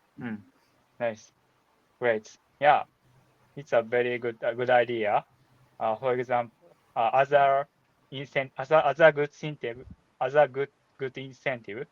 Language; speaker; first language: English; non-native, learner; Japanese